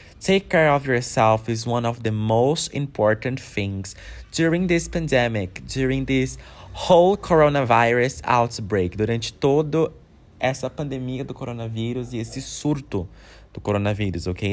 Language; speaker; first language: English; non-native, fluent; Portuguese